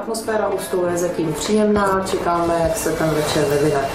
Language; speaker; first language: Czech; native; Czech